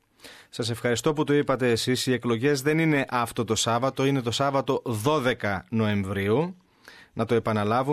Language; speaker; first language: Greek; native; Greek